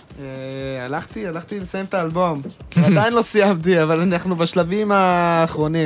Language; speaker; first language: Hebrew; native; Hebrew